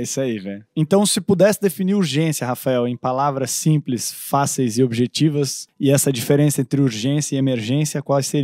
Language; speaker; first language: Portuguese; native; Portuguese